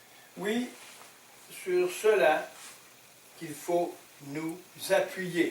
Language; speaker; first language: French; native; French